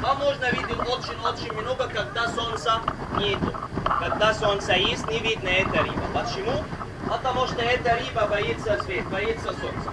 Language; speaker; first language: Russian; non-native, learner; Arabic